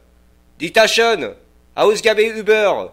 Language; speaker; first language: German; non-native, learner; French